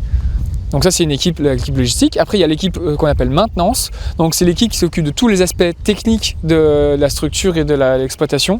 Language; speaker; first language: French; native; French